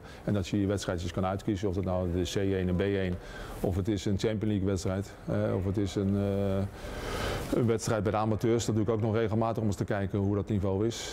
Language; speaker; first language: Dutch; native; Dutch